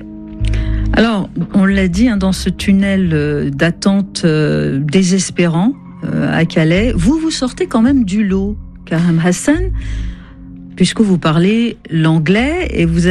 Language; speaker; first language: French; native; French